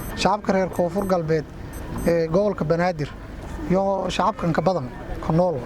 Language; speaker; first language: Somali; non-native, local second language; Maay